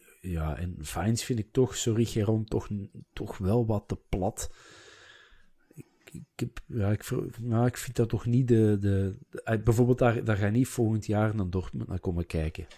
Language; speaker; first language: Dutch; native; Dutch